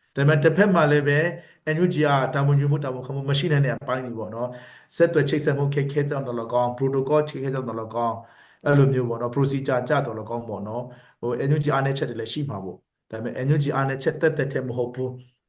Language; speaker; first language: Burmese; non-native, local second language; Hakha Chin